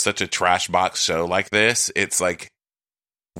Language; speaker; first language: English; native; English